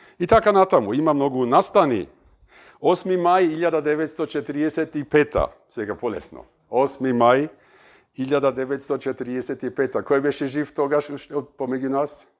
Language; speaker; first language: Macedonian; non-native, fluent; German